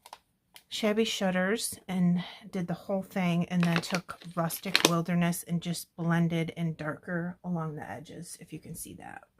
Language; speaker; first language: English; native; English